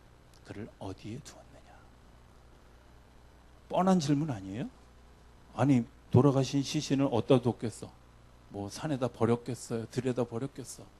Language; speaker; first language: Korean; native; Korean